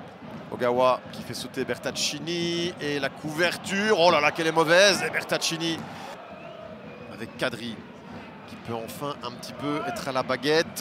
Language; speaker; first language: French; native; French